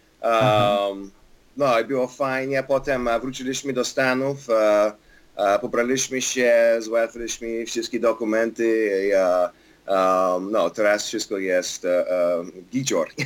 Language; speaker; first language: Polish; non-native, learner; English